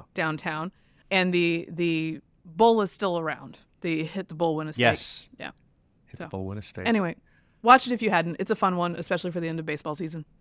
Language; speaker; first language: English; native; English